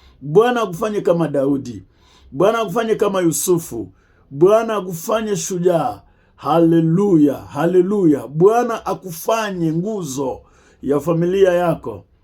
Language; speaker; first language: Swahili; native; Swahili